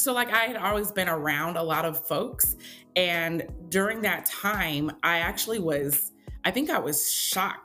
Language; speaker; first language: English; native; English